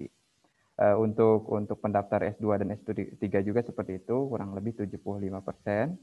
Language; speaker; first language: Indonesian; native; Indonesian